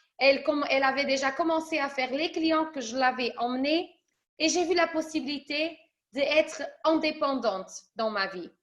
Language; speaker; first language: French; early bilingual, other home language; Portuguese